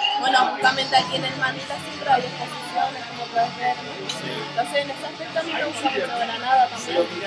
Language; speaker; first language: Spanish; early bilingual, other home language; German